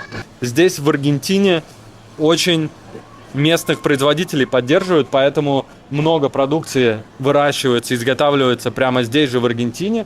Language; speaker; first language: Russian; native; Russian